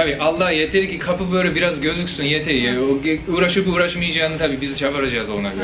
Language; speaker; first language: Turkish; non-native, fluent; Japanese